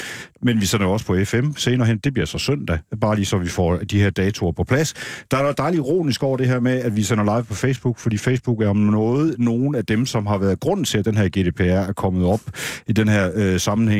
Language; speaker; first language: Danish; native; Danish